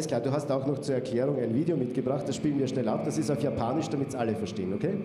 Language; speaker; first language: German; native; German